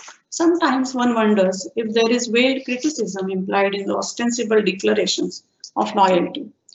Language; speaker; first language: English; non-native, local second language; Marathi